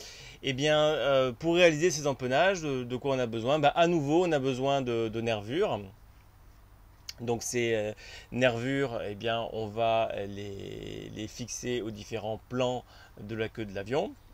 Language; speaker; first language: French; native; French